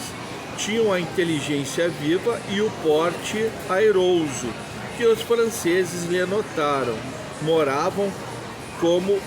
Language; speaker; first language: Portuguese; native; Portuguese